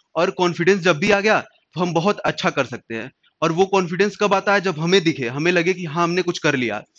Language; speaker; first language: Hindi; native; Hindi